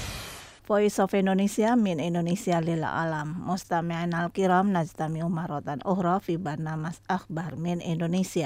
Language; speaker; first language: Arabic; non-native, fluent; Indonesian